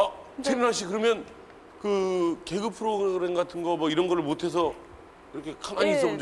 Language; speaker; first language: Korean; native; Korean